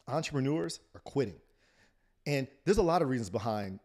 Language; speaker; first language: English; native; English